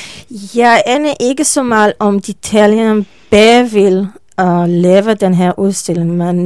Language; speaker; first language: Danish; non-native, learner; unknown